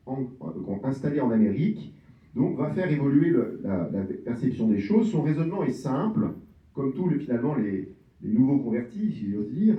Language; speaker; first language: French; native; French